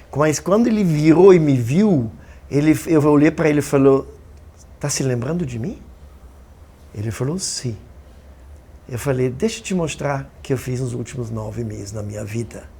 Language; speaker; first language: Portuguese; non-native, fluent; German